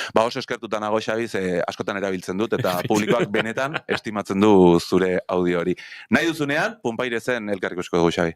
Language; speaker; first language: Basque; native; Basque